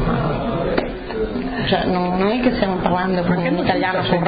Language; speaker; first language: Italian; native; Italian